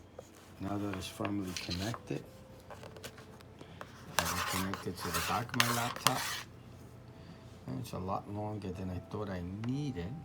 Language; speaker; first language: English; native; English